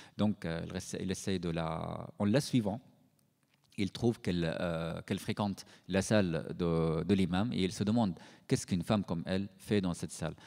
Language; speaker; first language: French; non-native, fluent; Arabic